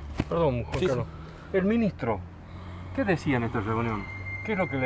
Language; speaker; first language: Spanish; native; Spanish